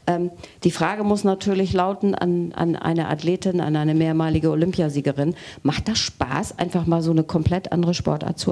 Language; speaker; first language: German; native; German